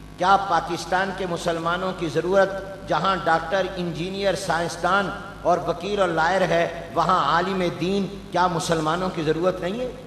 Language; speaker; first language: Urdu; non-native, local second language; Punjabi